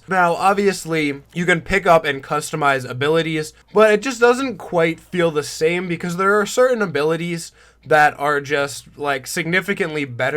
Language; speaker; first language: English; native; English